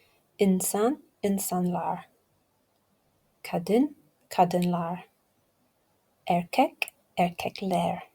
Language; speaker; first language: Turkish; non-native, learner; English